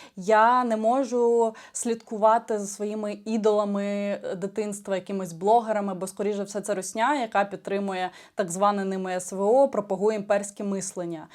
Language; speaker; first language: Ukrainian; non-native, local second language; Russian